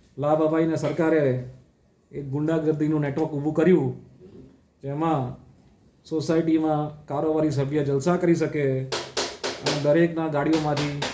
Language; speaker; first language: Gujarati; native; Gujarati